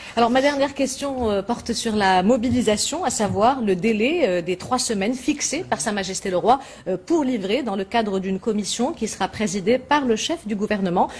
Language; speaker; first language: French; non-native, local second language; Arabic